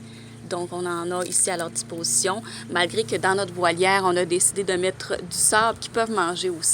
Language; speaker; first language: French; native; French